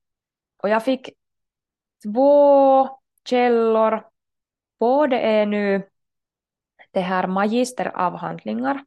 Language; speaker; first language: Swedish; non-native, local second language; Finnish